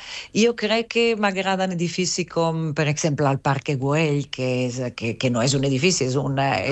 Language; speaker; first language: Catalan; non-native, fluent; Italian